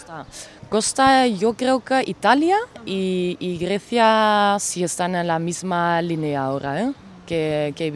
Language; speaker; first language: Spanish; non-native, fluent; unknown